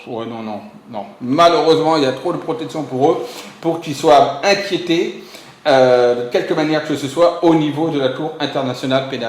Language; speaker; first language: French; native; French